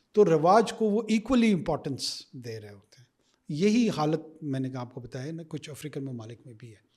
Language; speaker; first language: Urdu; non-native, local second language; Pashto